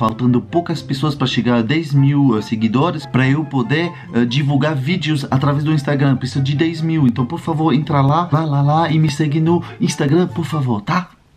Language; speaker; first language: Portuguese; non-native, fluent; French